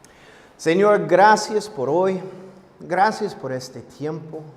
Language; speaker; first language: Spanish; non-native, fluent; English